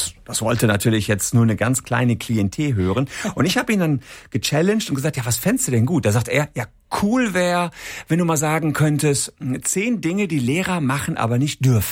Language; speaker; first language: German; native; German